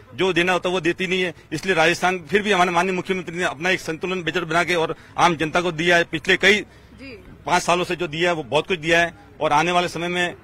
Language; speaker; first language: Hindi; native; Hindi